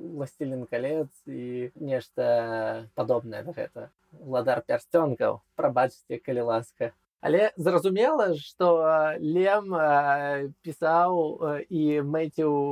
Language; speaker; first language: Belarusian; non-native, local second language; Russian